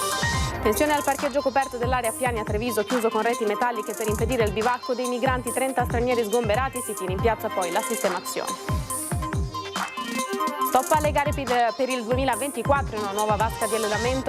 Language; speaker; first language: Italian; native; Italian